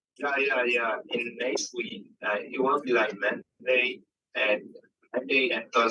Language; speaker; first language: English; non-native, learner; Vietnamese